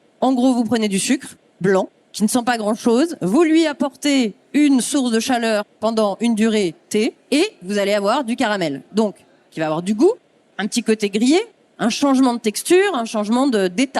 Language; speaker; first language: French; native; French